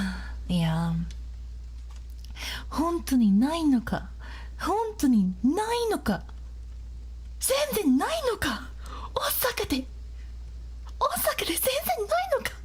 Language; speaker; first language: Japanese; non-native, learner; English